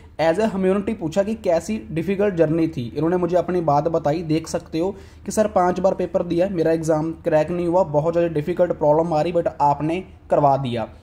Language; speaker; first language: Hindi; non-native, local second language; Punjabi